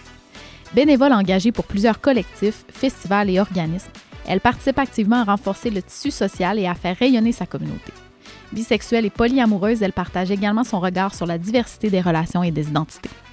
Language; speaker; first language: French; native; French